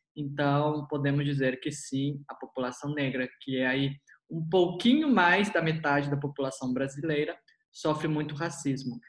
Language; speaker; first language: Portuguese; native; Portuguese